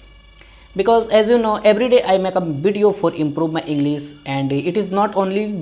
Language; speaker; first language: English; non-native, learner; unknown